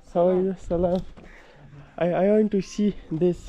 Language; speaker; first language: English; non-native, learner; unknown